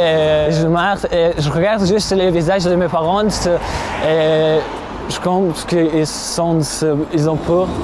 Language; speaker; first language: French; non-native, learner; Tajik